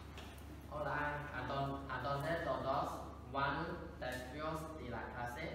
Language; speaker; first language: Spanish; non-native, learner; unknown